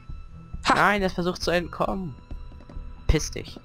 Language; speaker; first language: German; native; German